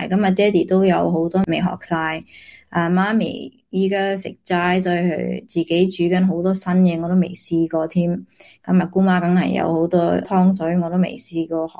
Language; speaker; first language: Cantonese; early bilingual, heritage; Cantonese